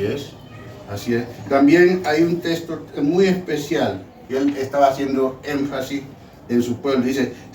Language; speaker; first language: Spanish; native; Spanish